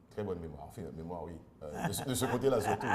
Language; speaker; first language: French; non-native, local second language; Haitian Creole